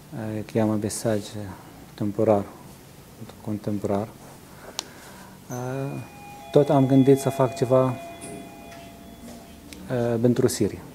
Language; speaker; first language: Romanian; non-native, learner; Arabic